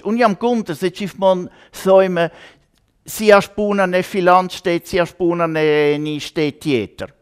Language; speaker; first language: Albanian; non-native, learner; German